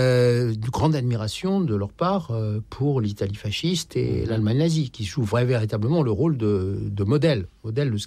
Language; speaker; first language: French; native; French